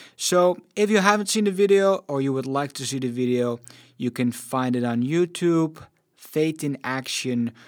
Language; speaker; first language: English; non-native, fluent; Dutch